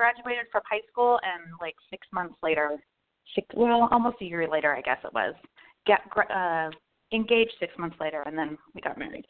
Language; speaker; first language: English; native; English